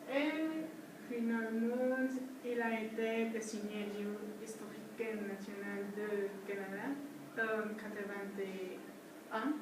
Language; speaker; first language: French; non-native, learner; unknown